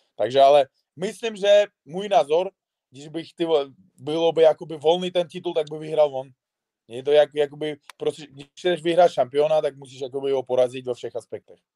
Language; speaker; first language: Czech; non-native, fluent; Uzbek